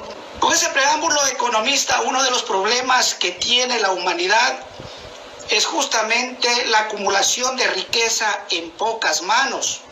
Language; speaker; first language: Spanish; native; Spanish